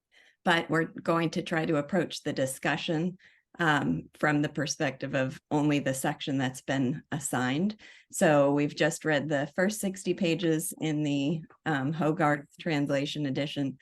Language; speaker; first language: English; native; English